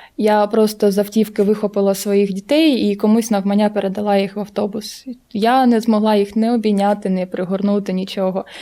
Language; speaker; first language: Ukrainian; non-native, local second language; Russian